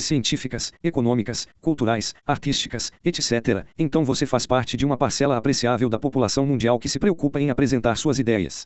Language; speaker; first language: Portuguese; native; Portuguese